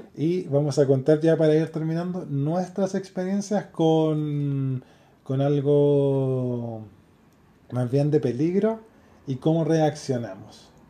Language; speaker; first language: Spanish; native; Spanish